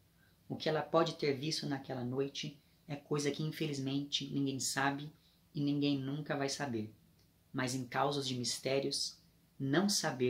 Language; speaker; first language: Portuguese; native; Portuguese